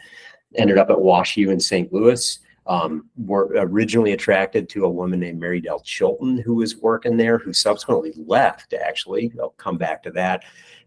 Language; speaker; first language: English; native; English